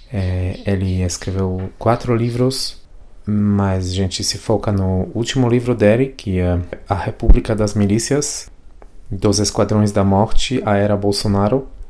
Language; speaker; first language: Portuguese; non-native, fluent; Polish